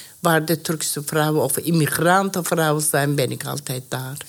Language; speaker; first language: Dutch; non-native, learner; Persian